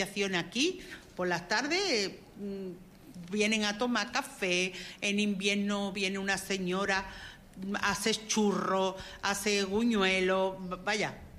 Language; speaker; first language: Spanish; native; Spanish